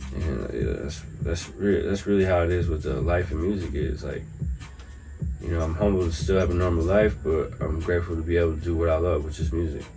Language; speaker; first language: English; native; English